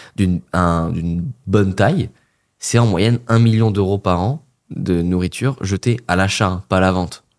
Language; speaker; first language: French; native; French